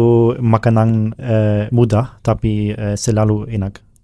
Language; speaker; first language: Indonesian; non-native, learner; German